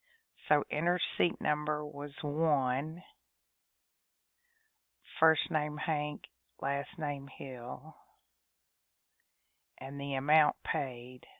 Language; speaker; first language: English; native; English